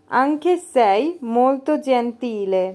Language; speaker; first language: Italian; non-native, learner; Bangla